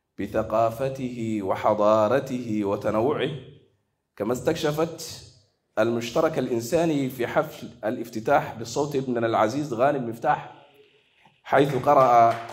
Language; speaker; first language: Arabic; non-native, local second language; Somali